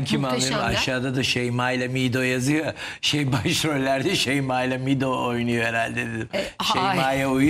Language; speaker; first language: Turkish; native; Turkish